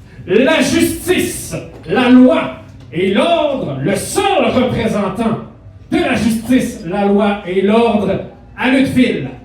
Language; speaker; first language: French; native; French